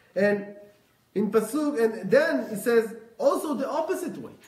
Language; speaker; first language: English; non-native, fluent; Hebrew